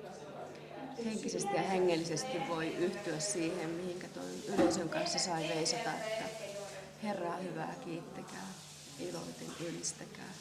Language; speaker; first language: Finnish; native; Finnish